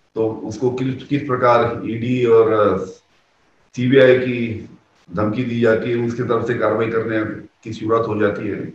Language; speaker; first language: Hindi; non-native, local second language; Marathi